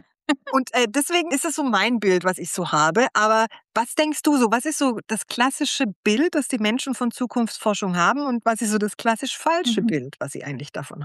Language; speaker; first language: German; native; German